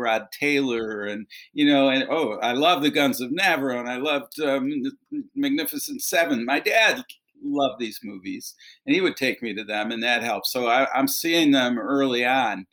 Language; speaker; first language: English; native; English